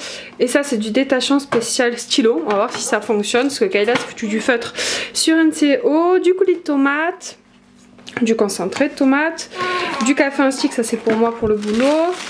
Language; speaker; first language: French; native; French